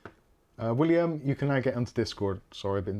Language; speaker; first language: English; native; English